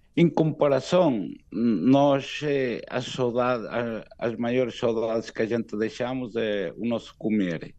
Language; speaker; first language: Portuguese; early bilingual, heritage; Portuguese